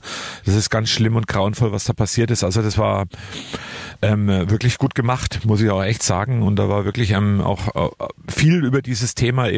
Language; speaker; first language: German; native; German